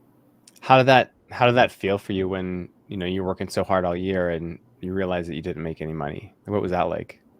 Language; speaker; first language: English; native; English